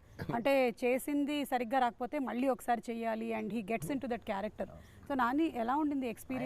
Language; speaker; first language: Telugu; native; Telugu